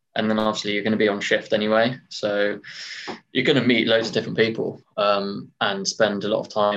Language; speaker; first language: English; native; English